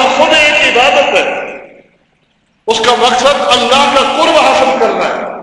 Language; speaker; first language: Urdu; native; Urdu